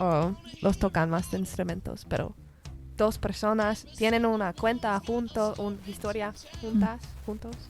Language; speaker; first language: Spanish; non-native, learner; English